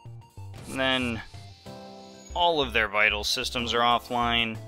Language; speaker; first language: English; native; English